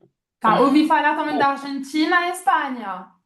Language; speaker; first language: Portuguese; non-native, fluent; French